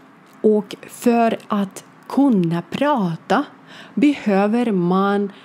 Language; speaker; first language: Swedish; non-native, learner; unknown